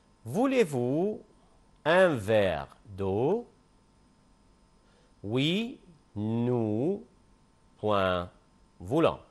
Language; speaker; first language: French; non-native, local second language; Arabic